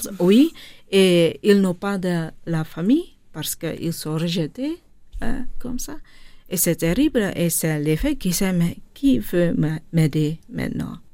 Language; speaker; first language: French; non-native, local second language; Dutch